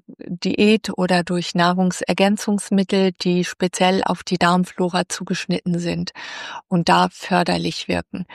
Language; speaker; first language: German; native; German